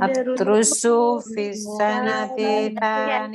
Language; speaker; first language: Arabic; non-native, learner; Indonesian